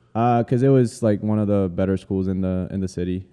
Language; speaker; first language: English; early bilingual, other home language; Spanish